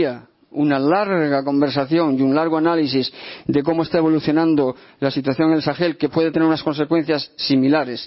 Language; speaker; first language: Spanish; native; Spanish